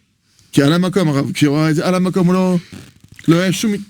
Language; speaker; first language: Hebrew; non-native, fluent; French